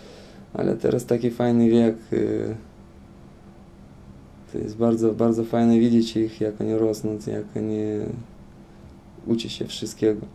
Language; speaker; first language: Polish; non-native, fluent; Lithuanian